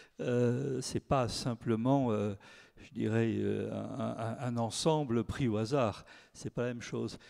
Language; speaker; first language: French; native; French